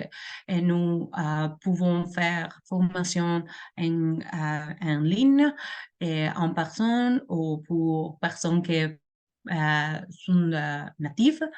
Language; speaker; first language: French; non-native, learner; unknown